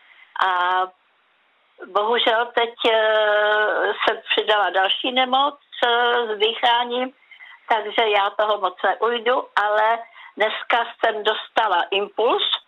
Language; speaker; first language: Czech; native; Czech